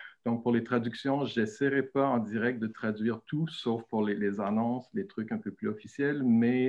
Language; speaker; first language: French; native; French